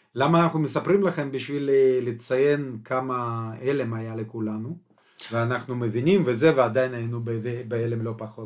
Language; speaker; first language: Hebrew; non-native, fluent; Russian